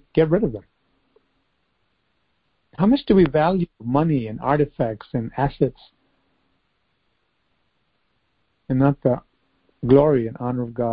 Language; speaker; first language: English; native; English